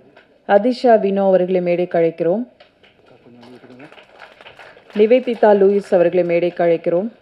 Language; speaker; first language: Tamil; native; Tamil